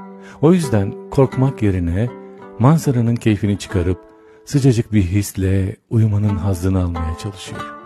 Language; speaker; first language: Turkish; native; Turkish